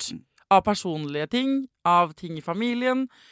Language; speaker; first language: Norwegian; native; Norwegian